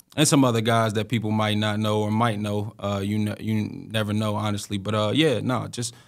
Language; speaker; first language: English; native; English